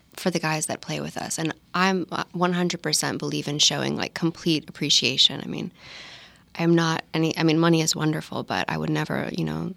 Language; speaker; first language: English; native; English